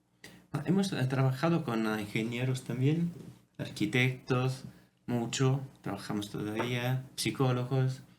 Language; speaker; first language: Spanish; non-native, fluent; Italian